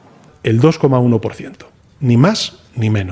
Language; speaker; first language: Spanish; native; Spanish